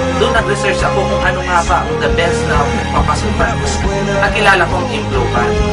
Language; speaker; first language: Filipino; non-native, local second language; Iloko